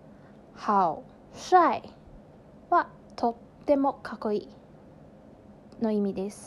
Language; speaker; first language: Japanese; non-native, fluent; Chinese